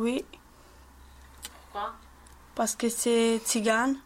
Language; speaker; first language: French; non-native, learner; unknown